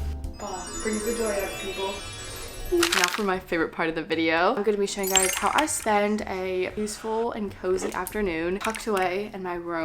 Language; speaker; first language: English; native; English